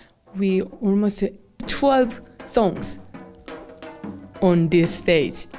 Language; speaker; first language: English; non-native, learner; Korean